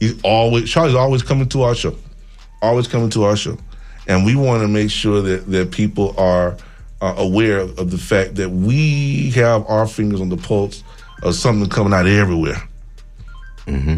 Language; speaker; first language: English; native; English